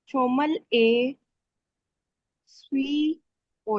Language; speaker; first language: Korean; non-native, learner; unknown